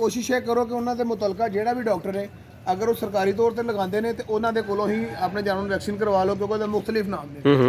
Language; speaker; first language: Punjabi; native; Punjabi